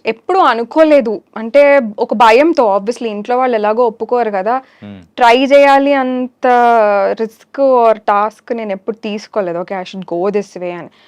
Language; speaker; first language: Telugu; native; Telugu